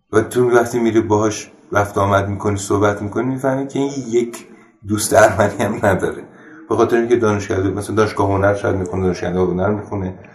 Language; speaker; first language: Persian; non-native, local second language; Armenian